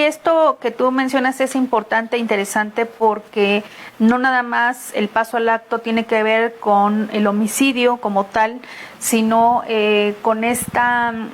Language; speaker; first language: Spanish; native; Spanish